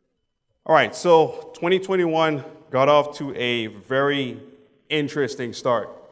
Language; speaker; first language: English; native; English